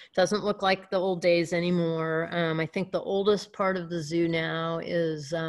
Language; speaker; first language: English; native; English